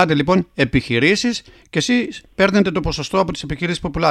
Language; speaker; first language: Greek; native; Greek